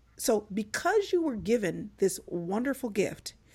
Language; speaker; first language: English; native; English